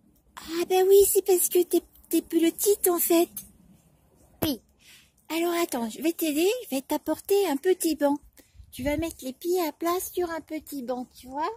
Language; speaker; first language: French; native; French